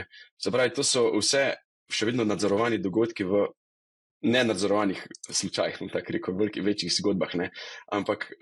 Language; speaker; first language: Slovenian; native; Slovenian